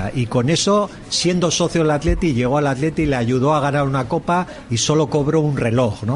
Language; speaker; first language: Spanish; native; Spanish